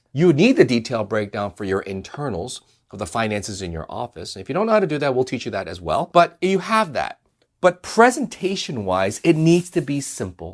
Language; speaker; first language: English; native; English